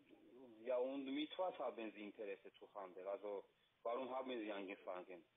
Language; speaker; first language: German; non-native, fluent; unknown